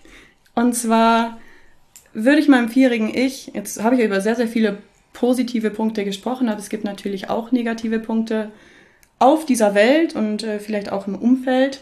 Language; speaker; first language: German; native; German